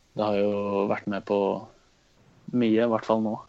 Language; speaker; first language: Norwegian; native; Norwegian